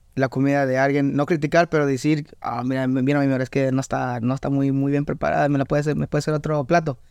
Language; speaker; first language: Spanish; early bilingual, heritage; Spanish